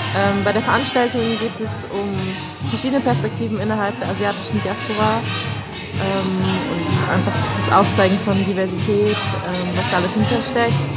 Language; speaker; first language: German; native; German